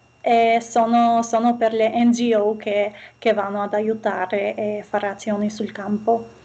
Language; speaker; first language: Italian; non-native, fluent; Albanian